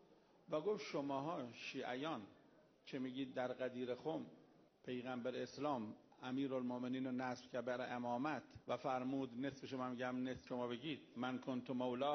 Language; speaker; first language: Persian; native; Persian